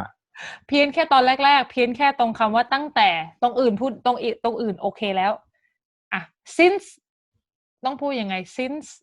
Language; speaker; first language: Thai; native; Thai